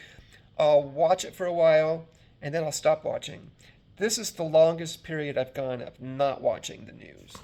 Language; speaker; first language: English; native; English